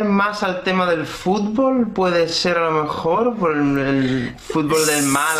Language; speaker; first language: Spanish; native; Spanish